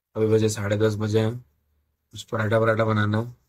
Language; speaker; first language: Hindi; non-native, local second language; Odia